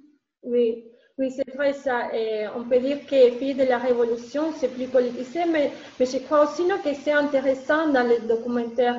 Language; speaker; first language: French; non-native, learner; Spanish